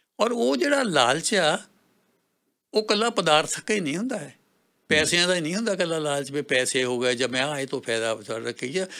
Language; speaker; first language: Punjabi; native; Punjabi